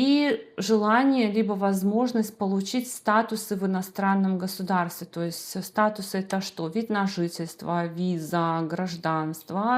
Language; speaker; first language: Russian; native; Russian